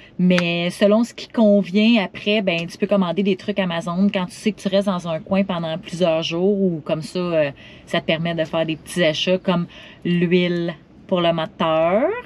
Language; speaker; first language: French; native; French